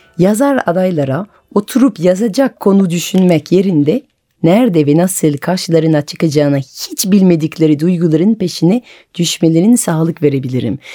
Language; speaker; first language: Turkish; non-native, fluent; French